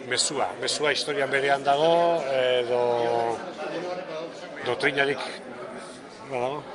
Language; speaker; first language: Basque; native; Basque